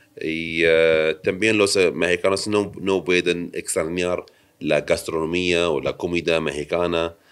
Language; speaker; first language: Spanish; non-native, learner; Arabic